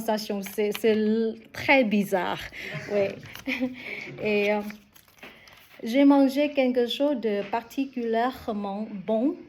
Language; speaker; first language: French; non-native, learner; Vietnamese